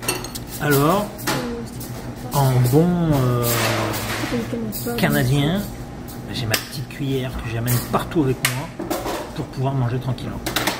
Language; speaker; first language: French; native; French